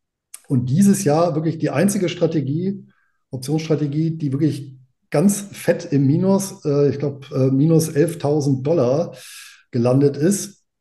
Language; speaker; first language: German; native; German